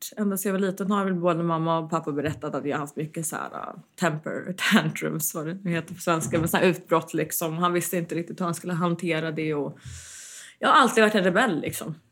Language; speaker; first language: Swedish; early bilingual, heritage; Swedish